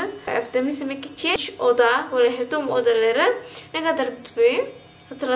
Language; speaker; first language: Turkish; non-native, learner; Indonesian